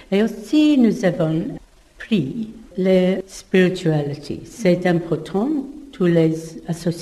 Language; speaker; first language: French; non-native, learner; English